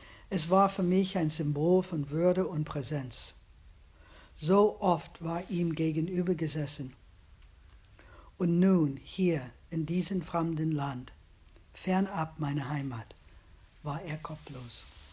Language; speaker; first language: German; non-native, fluent; English